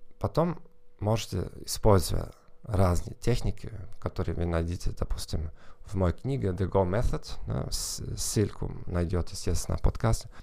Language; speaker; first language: Russian; non-native, fluent; German